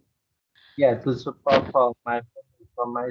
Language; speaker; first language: English; non-native, learner; Vietnamese